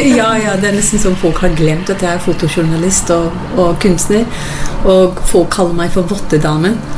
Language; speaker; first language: Norwegian; non-native, fluent; English